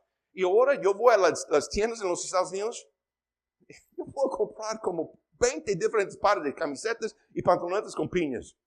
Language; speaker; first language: Spanish; non-native, fluent; English